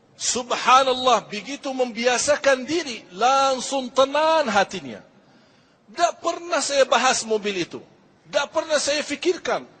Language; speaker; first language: Malay; non-native, fluent; Arabic